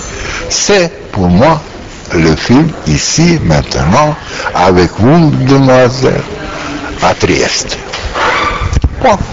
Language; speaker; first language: French; non-native, learner; Romanian